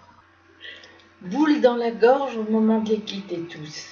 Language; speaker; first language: French; native; French